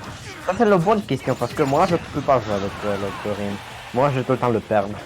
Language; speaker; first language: French; non-native, learner; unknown